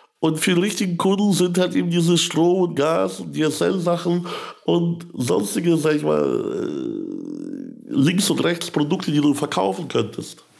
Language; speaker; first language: German; early bilingual, other home language; Russian